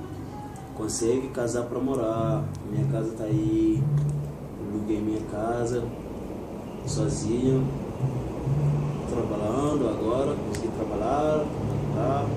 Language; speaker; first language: Portuguese; non-native, learner; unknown